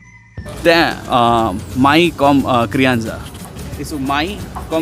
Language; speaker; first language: Portuguese; non-native, learner; Malayalam